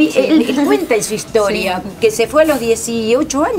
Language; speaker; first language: Spanish; native; Spanish